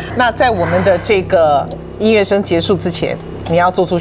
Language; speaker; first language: Chinese; native; Chinese